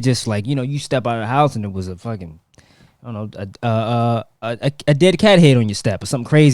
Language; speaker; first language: English; native; English